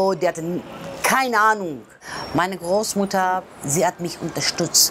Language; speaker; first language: German; non-native, learner; Persian